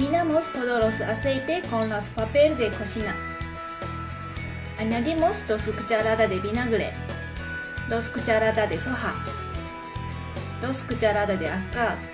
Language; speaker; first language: Spanish; non-native, learner; Japanese